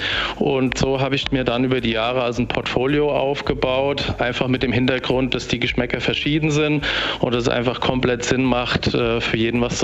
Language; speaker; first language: German; native; German